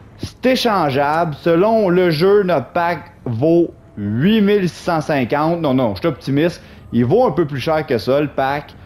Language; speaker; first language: French; native; French